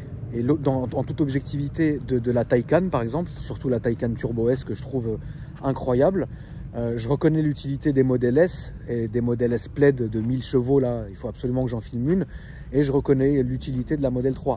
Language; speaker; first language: French; native; French